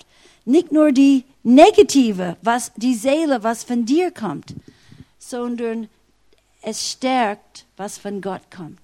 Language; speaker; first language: German; non-native, fluent; English